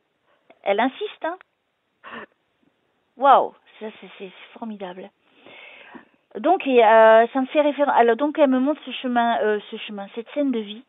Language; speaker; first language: French; native; French